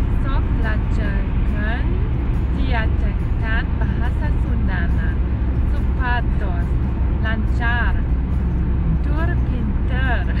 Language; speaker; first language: Sundanese; non-native, learner; German